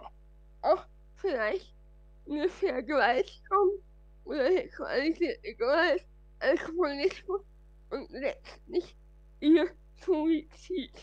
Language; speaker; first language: German; non-native, fluent; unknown